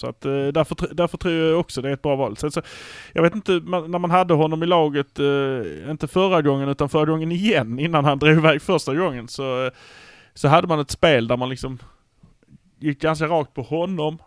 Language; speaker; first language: Swedish; native; Swedish